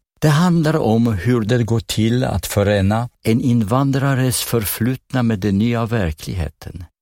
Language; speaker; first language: Swedish; non-native, fluent; Polish